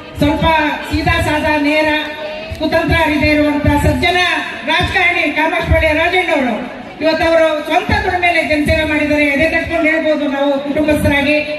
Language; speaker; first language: Kannada; native; Kannada